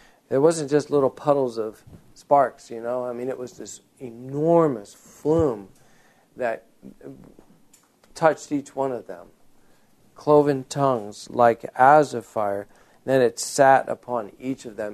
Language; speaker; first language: English; native; English